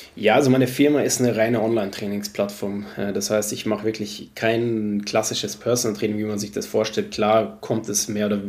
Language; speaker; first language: German; native; German